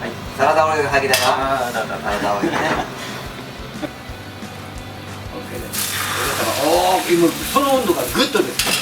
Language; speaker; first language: Japanese; native; Japanese